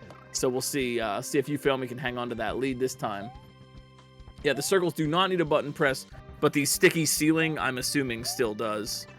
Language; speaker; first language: English; native; English